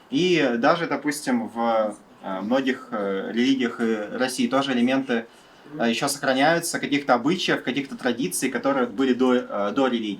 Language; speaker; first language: Russian; native; Russian